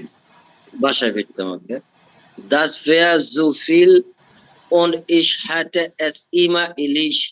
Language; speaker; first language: German; non-native, learner; Bangla